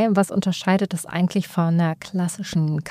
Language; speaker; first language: German; native; German